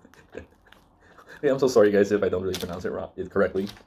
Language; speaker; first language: English; non-native, local second language; Cebuano